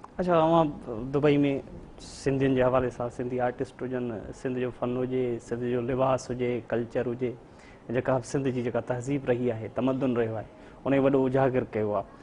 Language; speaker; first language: Sindhi; native; Sindhi